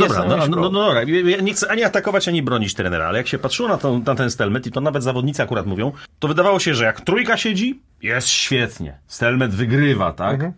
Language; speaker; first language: Polish; native; Polish